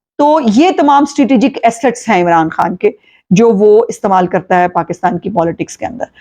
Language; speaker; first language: Urdu; non-native, local second language; Punjabi